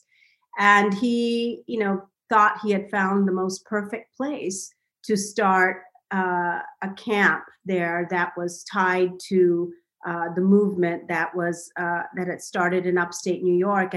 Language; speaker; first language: English; non-native, local second language; Bangla